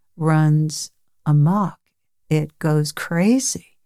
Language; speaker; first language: English; native; English